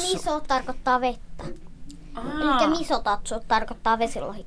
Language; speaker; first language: Finnish; early bilingual, heritage; Finnish